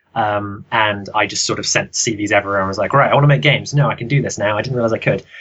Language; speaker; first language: English; native; English